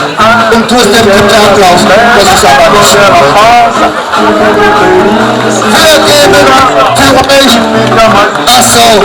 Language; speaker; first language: German; non-native, learner; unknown